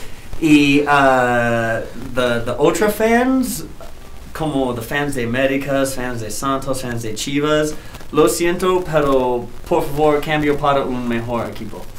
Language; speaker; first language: Spanish; non-native, learner; English